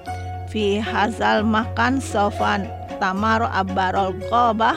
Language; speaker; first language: Arabic; non-native, fluent; Indonesian